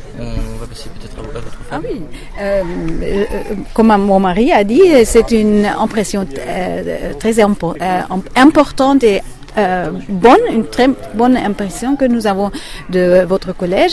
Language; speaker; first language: French; non-native, learner; German